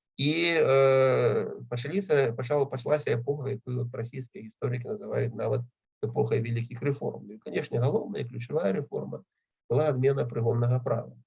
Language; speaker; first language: Belarusian; native; Belarusian